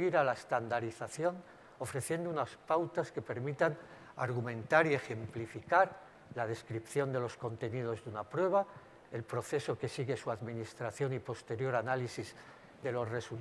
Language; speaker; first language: Spanish; native; Spanish